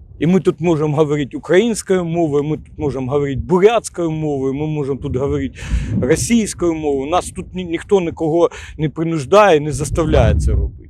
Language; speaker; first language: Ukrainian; non-native, local second language; Russian